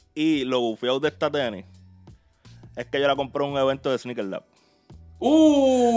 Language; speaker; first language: Spanish; native; Spanish